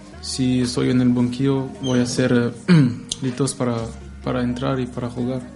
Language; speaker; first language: Spanish; non-native, learner; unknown